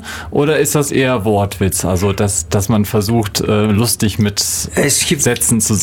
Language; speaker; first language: German; native; German